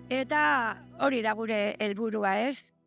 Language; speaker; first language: Basque; native; Basque